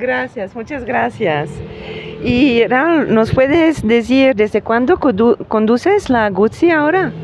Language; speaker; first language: Spanish; non-native, learner; German